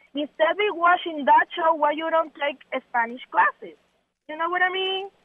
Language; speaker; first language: English; non-native, learner; Spanish